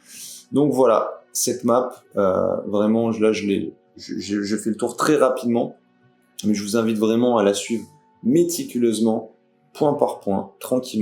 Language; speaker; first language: French; native; French